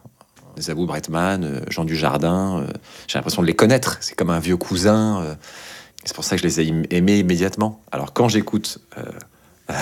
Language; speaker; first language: French; native; French